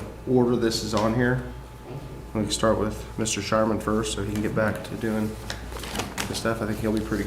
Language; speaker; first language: English; native; English